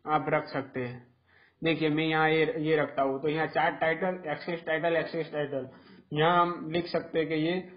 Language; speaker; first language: Hindi; non-native, local second language; Gujarati